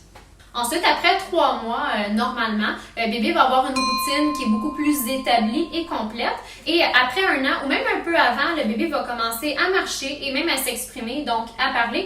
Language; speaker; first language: French; native; French